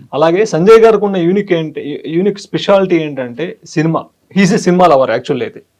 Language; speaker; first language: Telugu; native; Telugu